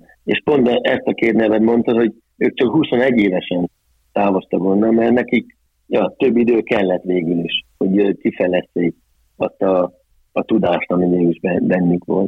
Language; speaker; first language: Hungarian; early bilingual, heritage; Hungarian